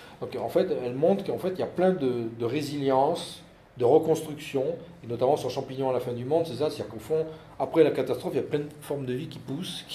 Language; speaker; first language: French; native; French